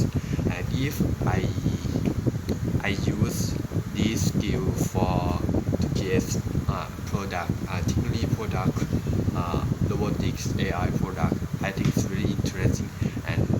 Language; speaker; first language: English; non-native, learner; Thai